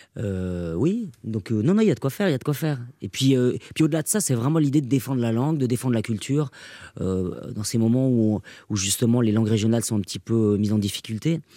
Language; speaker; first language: French; non-native, local second language; Basque